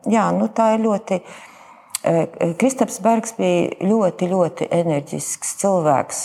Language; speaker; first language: Latvian; native; Latvian